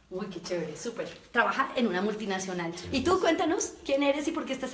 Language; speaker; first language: Spanish; native; Spanish